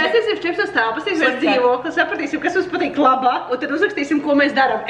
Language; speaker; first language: Latvian; native; Latvian